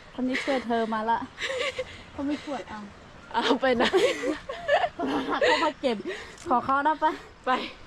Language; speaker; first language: Thai; non-native, local second language; Lahu